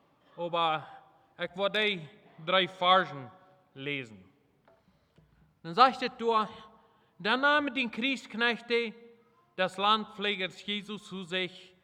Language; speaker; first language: German; non-native, local second language; Plautdietsch